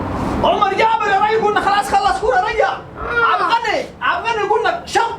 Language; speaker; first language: Arabic; native; Arabic